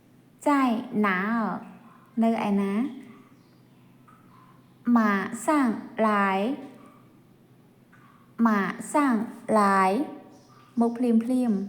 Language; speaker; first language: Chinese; non-native, fluent; Khmer